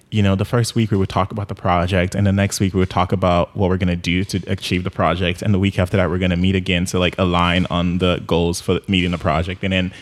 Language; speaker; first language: English; non-native, local second language; Yoruba